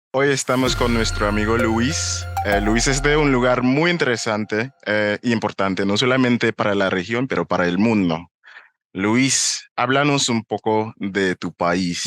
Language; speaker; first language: Spanish; non-native, fluent; English